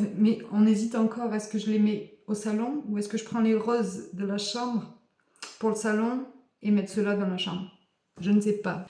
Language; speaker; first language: French; native; French